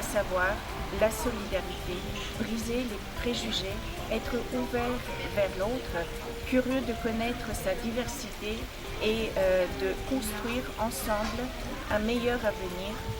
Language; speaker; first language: French; non-native, fluent; Bulgarian